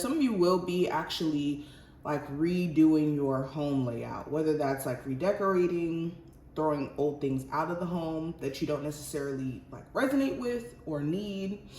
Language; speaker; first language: English; native; English